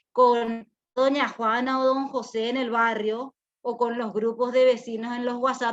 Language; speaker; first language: Spanish; native; Spanish